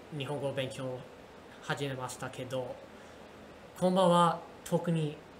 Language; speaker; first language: Japanese; non-native, learner; English